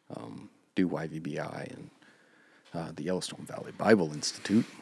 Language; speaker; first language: English; native; English